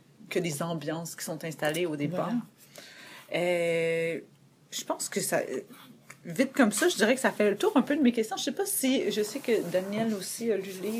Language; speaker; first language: French; native; French